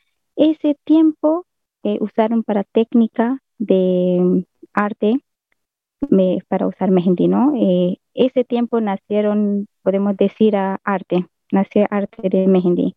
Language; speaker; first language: Spanish; non-native, learner; Hindi